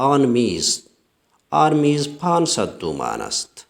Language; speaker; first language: Persian; non-native, fluent; Urdu